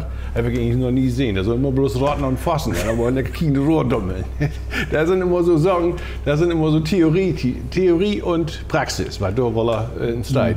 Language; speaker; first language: German; native; German